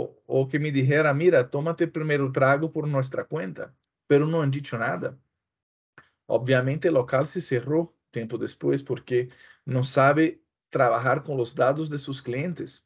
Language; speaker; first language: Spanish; non-native, fluent; Portuguese